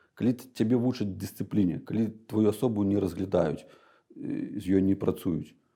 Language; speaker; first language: Belarusian; native; Belarusian